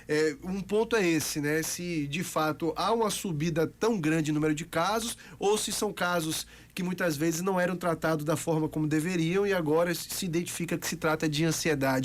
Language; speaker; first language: Portuguese; native; Portuguese